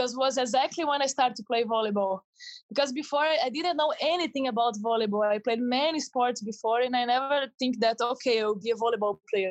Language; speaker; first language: English; non-native, fluent; Portuguese